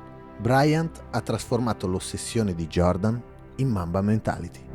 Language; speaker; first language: Italian; native; Italian